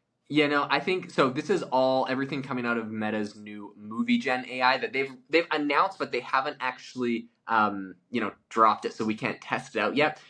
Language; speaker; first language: English; native; English